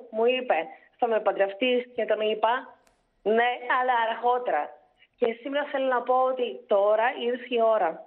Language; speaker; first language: Greek; early bilingual, other home language; Russian